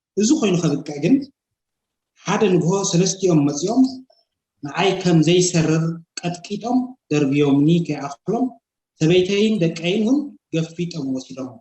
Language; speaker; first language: Tigrinya; native; Tigrinya